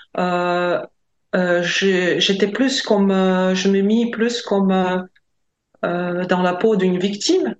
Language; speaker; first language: French; non-native, fluent; Latvian